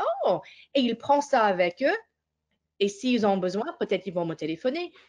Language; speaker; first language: French; non-native, fluent; English